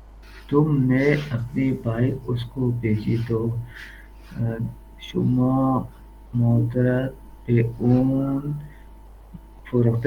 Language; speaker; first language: Persian; non-native, learner; Urdu